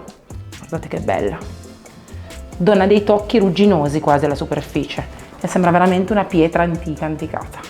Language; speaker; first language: Italian; native; Italian